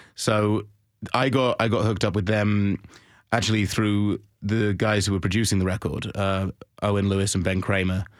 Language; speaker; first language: English; native; English